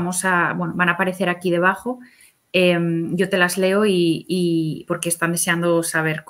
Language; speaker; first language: Spanish; native; Spanish